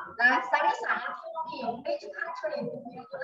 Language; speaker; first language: English; non-native, learner; Chinese